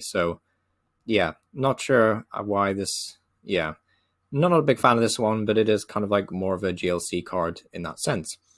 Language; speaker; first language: English; native; English